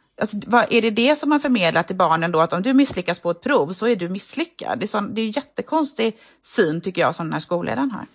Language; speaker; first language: Swedish; native; Swedish